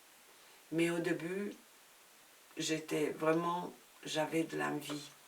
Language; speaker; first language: French; non-native, fluent; Spanish